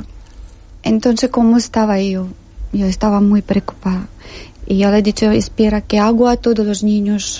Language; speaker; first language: Spanish; non-native, learner; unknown